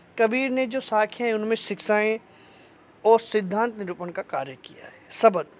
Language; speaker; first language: Hindi; native; Hindi